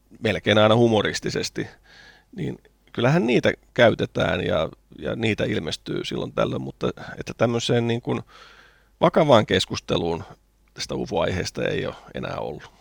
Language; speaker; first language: Finnish; native; Finnish